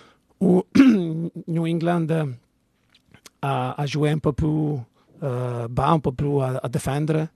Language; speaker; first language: French; non-native, learner; Italian